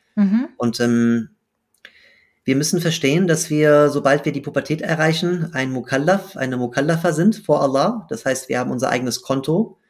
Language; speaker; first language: German; native; German